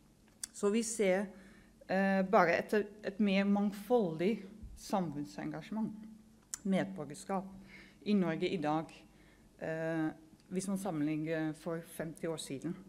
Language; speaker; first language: Norwegian; non-native, fluent; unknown